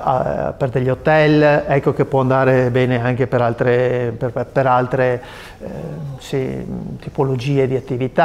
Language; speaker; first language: Italian; native; Italian